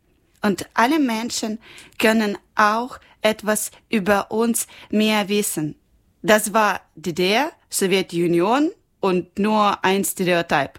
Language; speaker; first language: German; non-native, learner; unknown